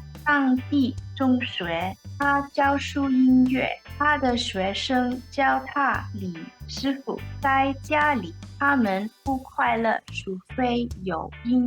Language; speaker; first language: Chinese; non-native, learner; English